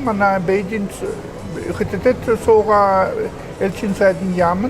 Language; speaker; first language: Mongolian; non-native, fluent; Swedish